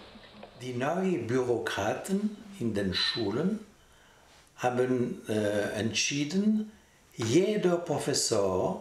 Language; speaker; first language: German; non-native, local second language; French